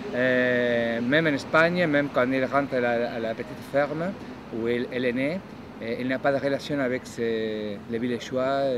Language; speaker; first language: French; non-native, fluent; Spanish